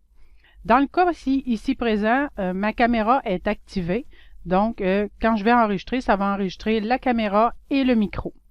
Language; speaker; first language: French; native; French